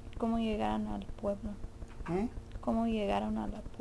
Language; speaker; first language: Spanish; early bilingual, heritage; Spanish